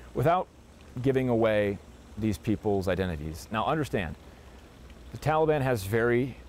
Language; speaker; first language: English; native; English